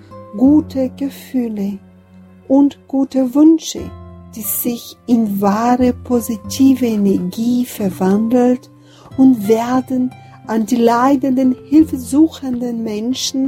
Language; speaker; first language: German; non-native, fluent; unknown